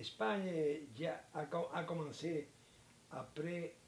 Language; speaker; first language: French; non-native, learner; Spanish